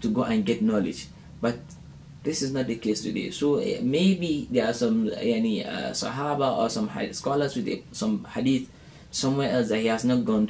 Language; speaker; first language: English; non-native, local second language; Hausa